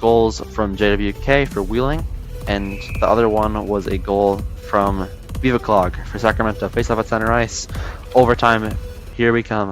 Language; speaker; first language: English; native; English